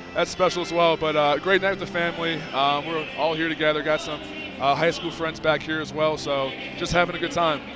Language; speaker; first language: English; native; English